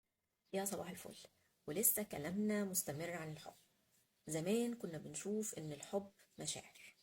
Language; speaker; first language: Arabic; native; Arabic